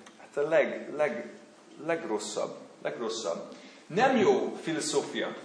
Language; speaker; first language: Hungarian; non-native, learner; English